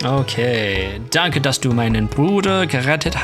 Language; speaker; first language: German; non-native, learner; English